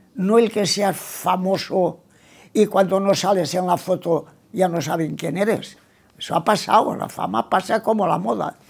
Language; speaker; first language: Spanish; non-native, local second language; Catalan